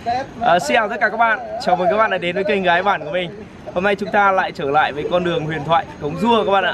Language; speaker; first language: Vietnamese; native; Vietnamese